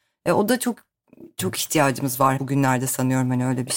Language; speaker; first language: Turkish; native; Turkish